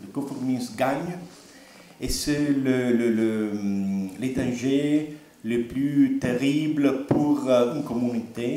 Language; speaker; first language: French; non-native, learner; Italian